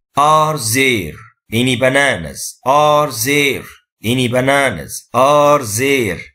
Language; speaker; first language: English; non-native, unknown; Arabic